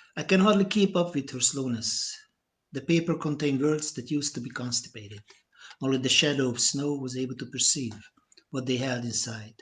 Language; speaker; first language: English; non-native, fluent; Hungarian